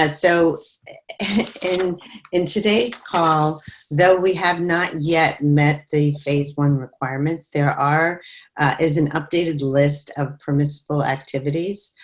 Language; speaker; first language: English; native; English